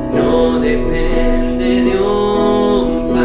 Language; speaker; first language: Spanish; native; Spanish